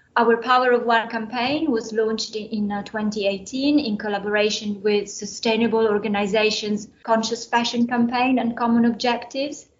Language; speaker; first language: English; non-native, fluent; Italian